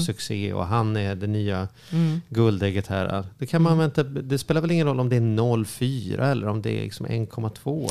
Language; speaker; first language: Swedish; native; Swedish